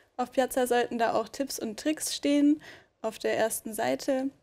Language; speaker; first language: German; native; German